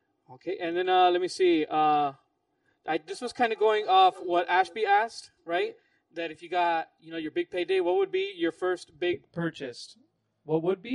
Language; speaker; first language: English; early bilingual, other home language; Spanish